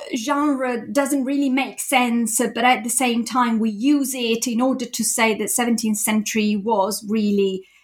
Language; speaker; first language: English; non-native, fluent; Italian